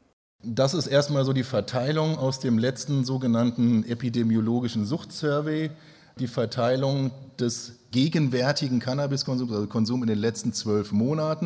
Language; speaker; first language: German; native; German